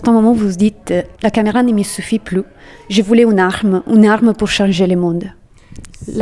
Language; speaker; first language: French; native; French